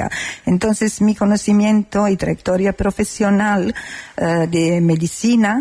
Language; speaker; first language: Spanish; non-native, fluent; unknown